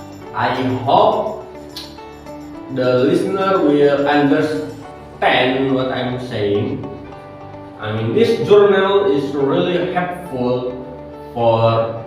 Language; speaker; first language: English; non-native, learner; Indonesian